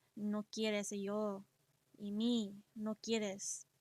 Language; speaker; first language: Spanish; early bilingual, other home language; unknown